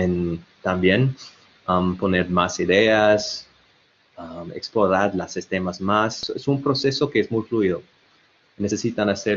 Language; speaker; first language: Spanish; non-native, learner; English